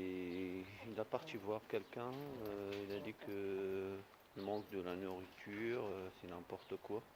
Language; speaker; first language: French; non-native, fluent; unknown